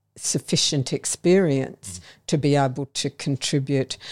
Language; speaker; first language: English; native; English